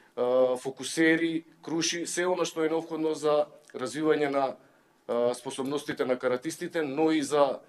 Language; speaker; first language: Macedonian; native; Macedonian